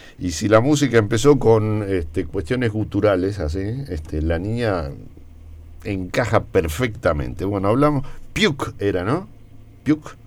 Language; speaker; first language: Spanish; native; Spanish